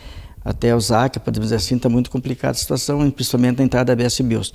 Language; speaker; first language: Portuguese; native; Portuguese